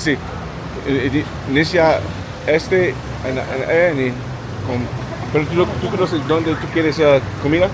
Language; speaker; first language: Spanish; non-native, learner; English